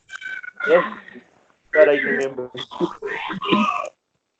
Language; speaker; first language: English; non-native, learner; Spanish